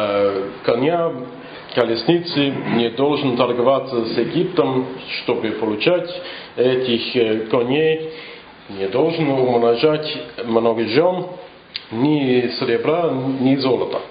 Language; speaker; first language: Russian; non-native, fluent; English